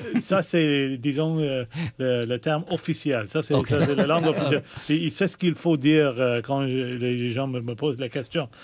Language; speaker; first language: French; non-native, local second language; English